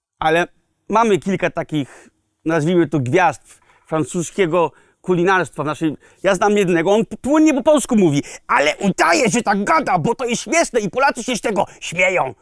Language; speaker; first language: Polish; early bilingual, heritage; Polish